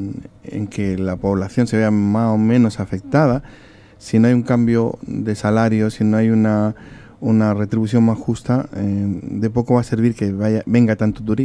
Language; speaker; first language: Spanish; native; Spanish